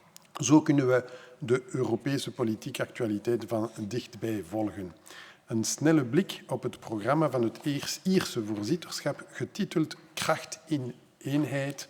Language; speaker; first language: Dutch; non-native, local second language; French